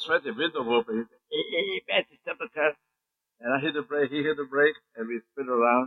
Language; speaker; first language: English; non-native, fluent; Croatian